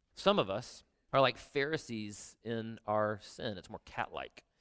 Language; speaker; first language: English; native; English